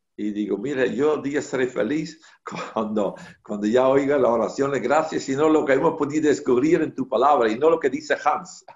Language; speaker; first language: Spanish; non-native, fluent; Dutch